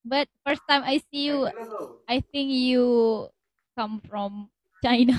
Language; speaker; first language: English; non-native, learner; Indonesian